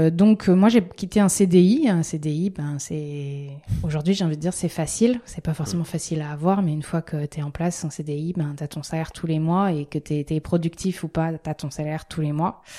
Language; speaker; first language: French; native; French